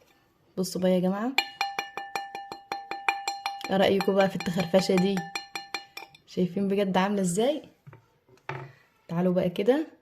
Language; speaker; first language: Arabic; native; Arabic